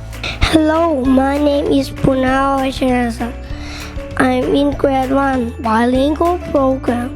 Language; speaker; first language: English; non-native, learner; Thai